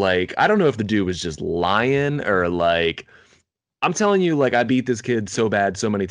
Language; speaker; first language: English; native; English